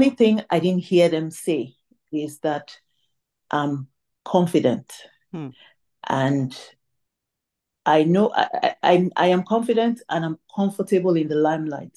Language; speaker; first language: English; non-native, local second language; Igbo